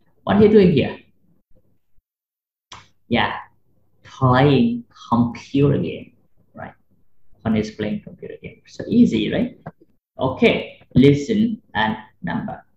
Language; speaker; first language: English; non-native, fluent; Vietnamese